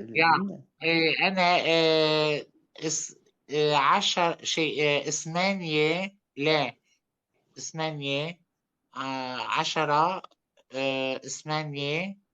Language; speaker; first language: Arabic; non-native, learner; Turkish